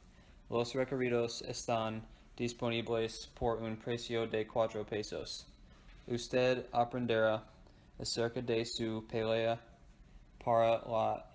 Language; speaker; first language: Spanish; non-native, learner; English